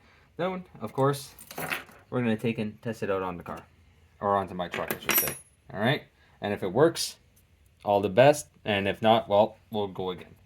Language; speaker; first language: English; native; English